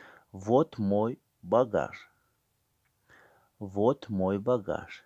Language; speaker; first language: Russian; non-native, learner; Tajik